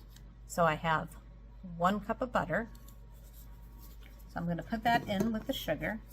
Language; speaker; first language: English; native; English